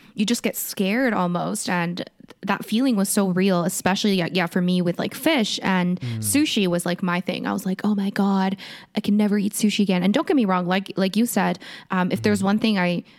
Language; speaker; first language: English; early bilingual, other home language; Korean